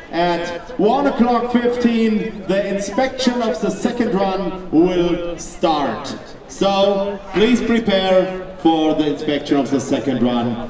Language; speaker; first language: English; non-native, learner; German